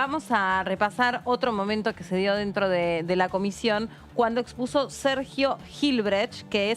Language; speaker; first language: Spanish; native; Spanish